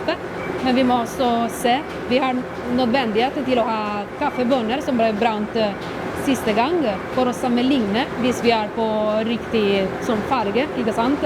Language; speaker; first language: Norwegian; non-native, fluent; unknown